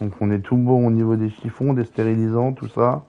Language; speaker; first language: French; native; French